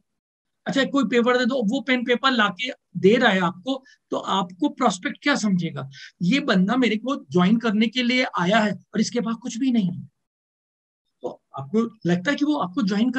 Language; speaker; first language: Hindi; native; Hindi